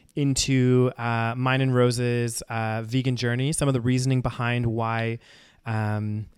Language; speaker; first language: English; native; English